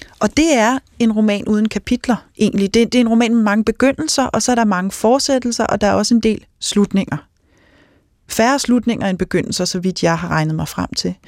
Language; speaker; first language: Danish; native; Danish